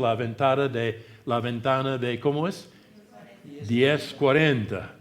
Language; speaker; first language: Spanish; non-native, fluent; English